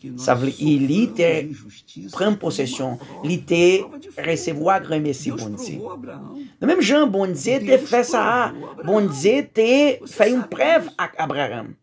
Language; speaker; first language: Haitian Creole; non-native, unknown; Portuguese